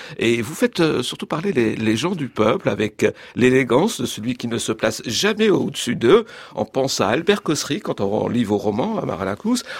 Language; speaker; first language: French; native; French